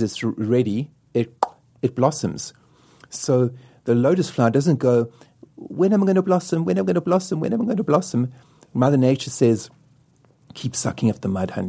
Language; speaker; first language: English; native; English